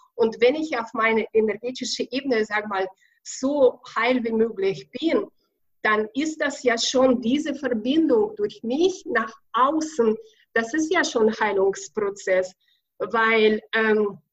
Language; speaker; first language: German; non-native, fluent; Russian